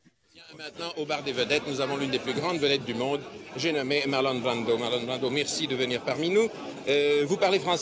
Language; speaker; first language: French; native; French